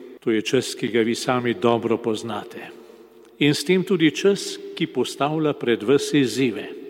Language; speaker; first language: Slovenian; native; Slovenian